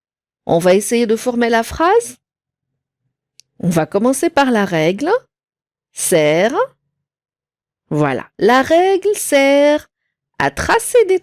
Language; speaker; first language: French; non-native, local second language; Arabic